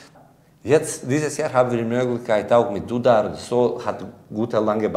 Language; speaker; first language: German; non-native, learner; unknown